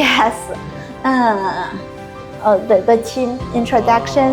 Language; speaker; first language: English; non-native, learner; Chinese